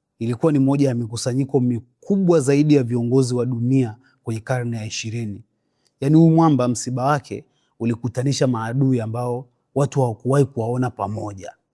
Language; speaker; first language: Swahili; native; Swahili